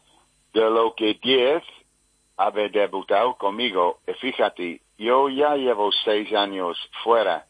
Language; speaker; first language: Spanish; non-native, fluent; English